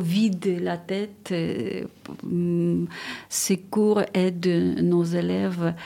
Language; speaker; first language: French; non-native, fluent; Ukrainian